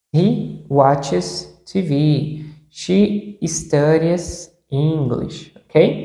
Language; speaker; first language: English; non-native, fluent; Portuguese